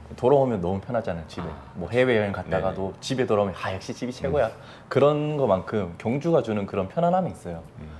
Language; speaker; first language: Korean; native; Korean